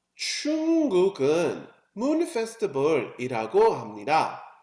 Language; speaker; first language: Korean; non-native, learner; English